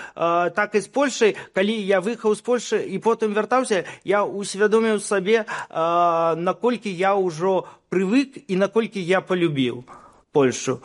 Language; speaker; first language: Belarusian; non-native, local second language; Russian